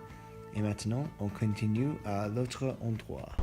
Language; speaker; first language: French; non-native, learner; English